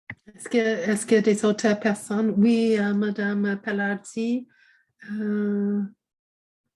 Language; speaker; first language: French; non-native, fluent; English